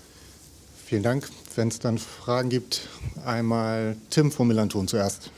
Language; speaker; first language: German; native; German